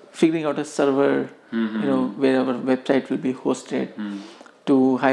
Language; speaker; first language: English; non-native, local second language; Hindi